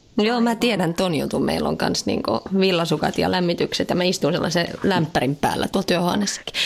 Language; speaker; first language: Finnish; native; Finnish